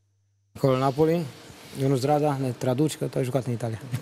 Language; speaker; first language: Romanian; native; Romanian